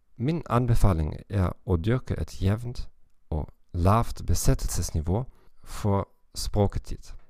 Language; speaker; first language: Norwegian; non-native, learner; German